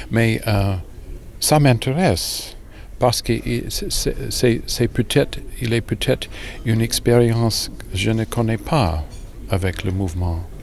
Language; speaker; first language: French; non-native, learner; English